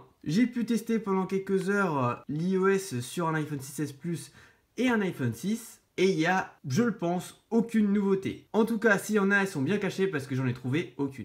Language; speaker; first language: French; native; French